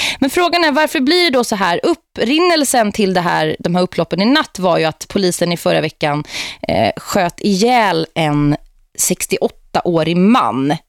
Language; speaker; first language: Swedish; native; Swedish